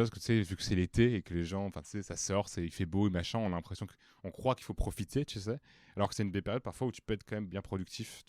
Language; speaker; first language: French; native; French